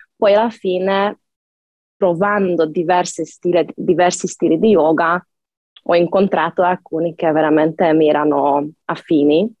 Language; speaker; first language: Italian; non-native, fluent; Hungarian